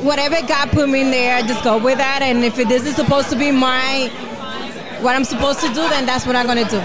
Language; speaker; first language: English; non-native, fluent; Spanish